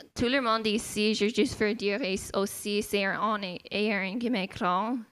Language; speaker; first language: French; non-native, local second language; English